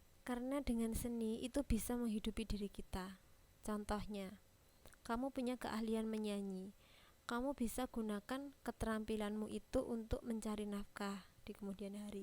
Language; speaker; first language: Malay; non-native, local second language; Javanese